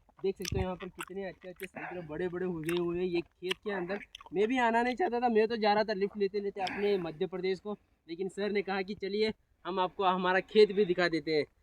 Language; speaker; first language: Hindi; non-native, local second language; Kannada